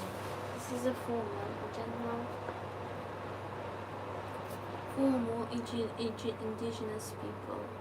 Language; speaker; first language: English; non-native, learner; Ukrainian